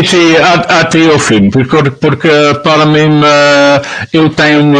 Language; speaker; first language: Portuguese; non-native, learner; Dutch